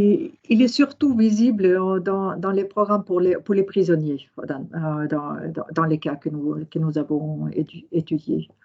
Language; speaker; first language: French; non-native, fluent; Norwegian